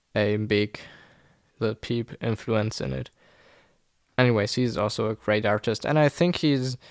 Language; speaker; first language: English; non-native, fluent; German